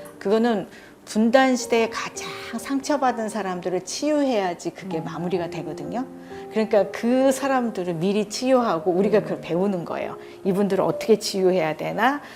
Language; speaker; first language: Korean; native; Korean